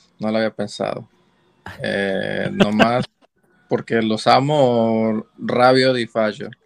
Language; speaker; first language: Spanish; native; Spanish